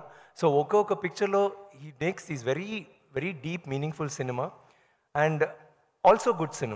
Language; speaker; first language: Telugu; non-native, learner; Tamil